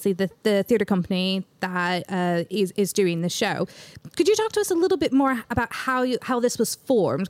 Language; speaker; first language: English; native; English